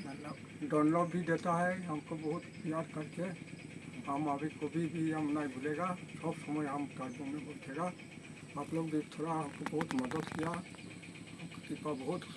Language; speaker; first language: Hindi; non-native, local second language; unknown